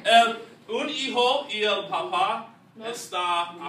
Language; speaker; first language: Spanish; non-native, fluent; English